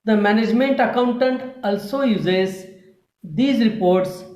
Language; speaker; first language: English; non-native, local second language; Marathi